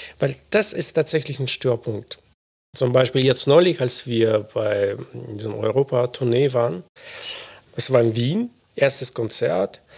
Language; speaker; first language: German; non-native, fluent; Russian